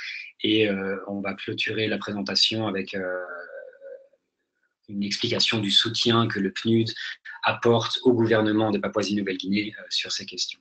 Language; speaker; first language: French; native; French